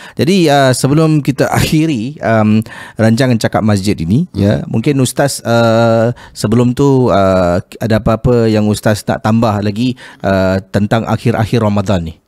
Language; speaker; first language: Malay; native; Malay